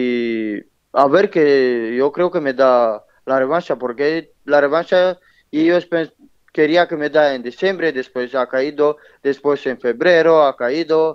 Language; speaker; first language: Spanish; non-native, learner; Romanian